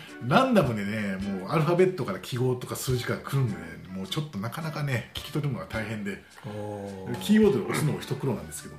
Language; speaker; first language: Japanese; native; Japanese